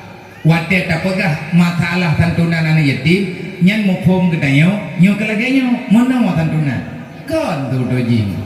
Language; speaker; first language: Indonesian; non-native, local second language; Achinese